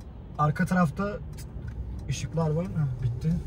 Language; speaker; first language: Turkish; native; Turkish